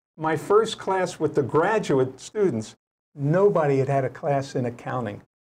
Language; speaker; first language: English; native; English